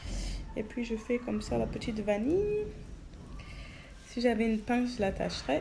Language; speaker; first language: French; native; French